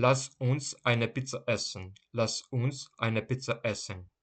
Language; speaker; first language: German; non-native, fluent; Ukrainian